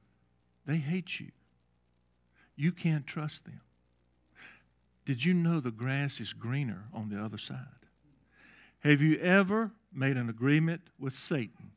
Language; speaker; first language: English; native; English